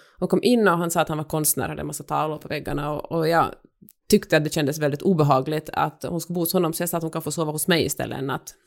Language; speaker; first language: Swedish; native; Swedish